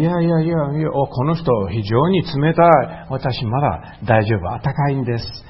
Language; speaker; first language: Japanese; non-native, learner; English